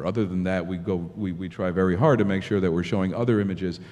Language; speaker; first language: English; native; English